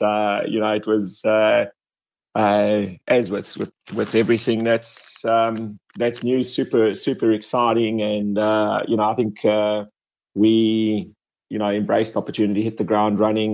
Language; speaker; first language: English; native; English